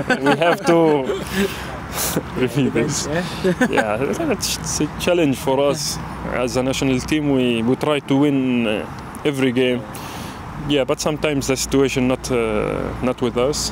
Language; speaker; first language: English; non-native, learner; Arabic